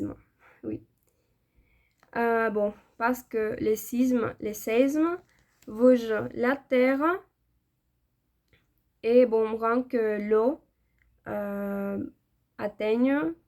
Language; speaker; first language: French; non-native, learner; Spanish